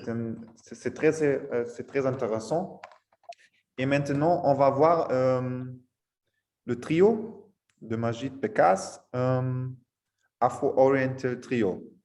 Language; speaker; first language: French; non-native, learner; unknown